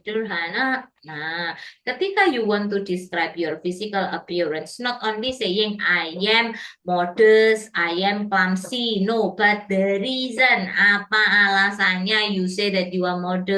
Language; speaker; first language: English; non-native, learner; Indonesian